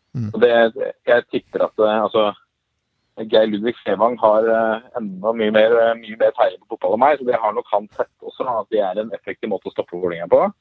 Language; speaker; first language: Norwegian; native; Norwegian